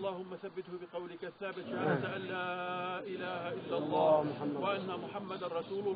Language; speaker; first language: Arabic; native; Arabic